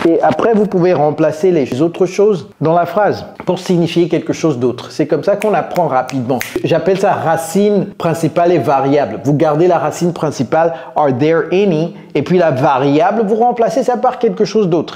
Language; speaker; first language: French; native; French